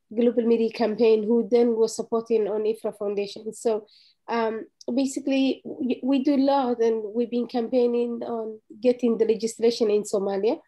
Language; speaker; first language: English; non-native, fluent; Somali